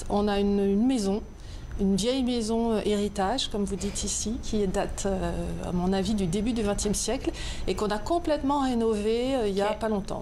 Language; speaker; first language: French; native; French